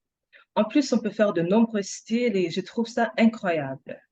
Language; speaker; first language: French; non-native, fluent; English